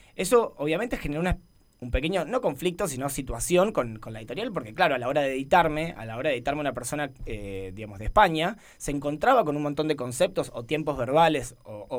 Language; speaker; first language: Spanish; native; Spanish